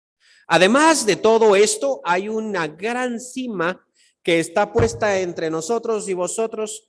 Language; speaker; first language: Spanish; native; Spanish